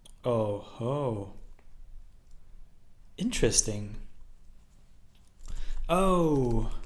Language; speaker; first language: English; non-native, fluent; German